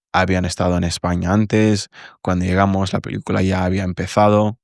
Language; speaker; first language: Spanish; non-native, fluent; English